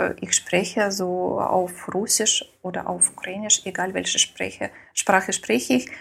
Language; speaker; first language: German; non-native, learner; Ukrainian